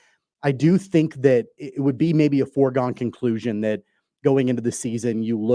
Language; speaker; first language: English; native; English